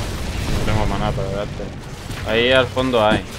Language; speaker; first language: Spanish; native; Spanish